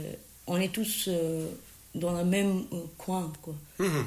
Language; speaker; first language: French; non-native, learner; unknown